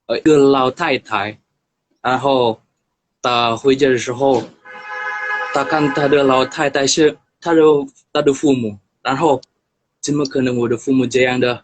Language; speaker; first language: Chinese; non-native, learner; Indonesian